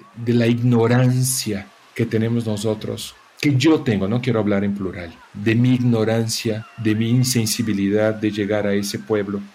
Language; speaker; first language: Spanish; non-native, fluent; Portuguese